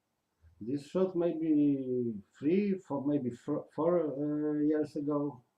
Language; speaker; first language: English; non-native, learner; Polish